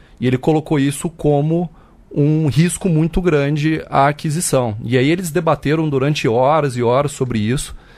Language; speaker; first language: Portuguese; native; Portuguese